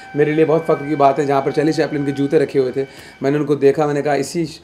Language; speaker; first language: Hindi; native; Hindi